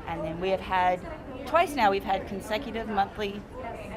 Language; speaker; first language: English; native; English